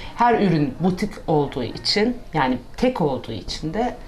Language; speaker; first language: Turkish; native; Turkish